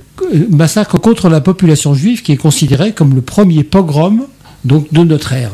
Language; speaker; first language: French; native; French